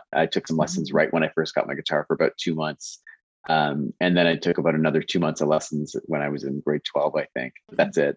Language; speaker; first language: English; native; English